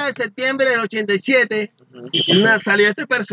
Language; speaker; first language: Spanish; native; Spanish